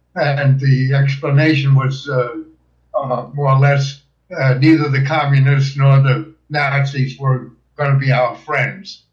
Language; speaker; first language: English; early bilingual, other home language; German